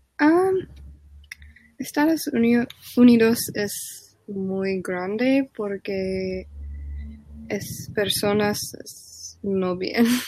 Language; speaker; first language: Spanish; non-native, learner; English